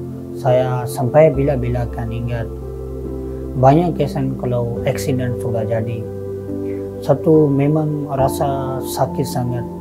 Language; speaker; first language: Indonesian; non-native, learner; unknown